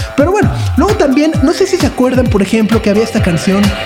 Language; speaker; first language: Spanish; native; Spanish